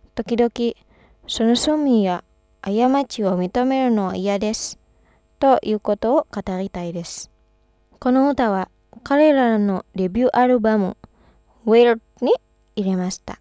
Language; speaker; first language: Japanese; non-native, fluent; Indonesian